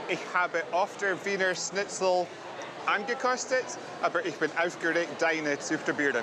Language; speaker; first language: German; non-native, learner; English